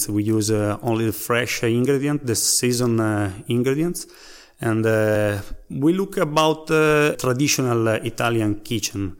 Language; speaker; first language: English; non-native, learner; Italian